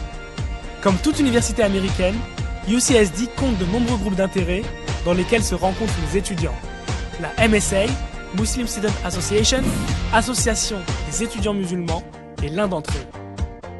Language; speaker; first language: French; native; French